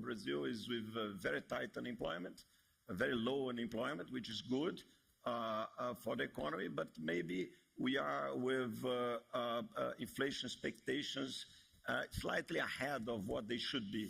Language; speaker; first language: English; non-native, fluent; Portuguese